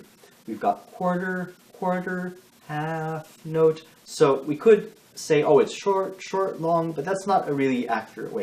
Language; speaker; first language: English; native; English